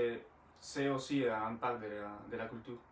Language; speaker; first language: French; non-native, learner; Spanish